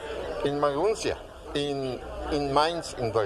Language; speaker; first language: German; non-native, fluent; Guarani